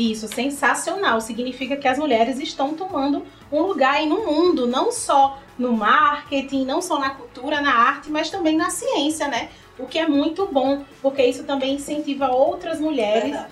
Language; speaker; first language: Portuguese; native; Portuguese